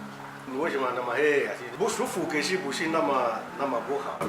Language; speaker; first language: Chinese; non-native, learner; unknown